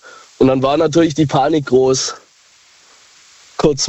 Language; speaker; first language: German; native; German